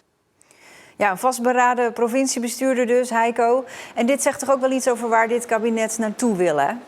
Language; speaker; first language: Dutch; native; Dutch